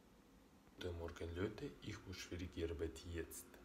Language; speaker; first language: German; non-native, learner; Russian